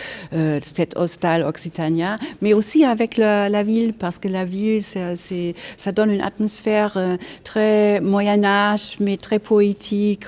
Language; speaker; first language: French; non-native, fluent; German